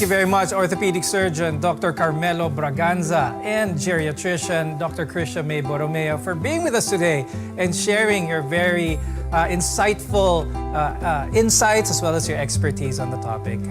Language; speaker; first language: English; non-native, local second language; Filipino